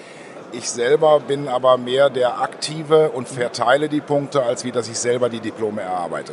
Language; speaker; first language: German; native; German